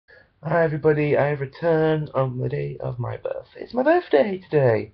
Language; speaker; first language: English; native; English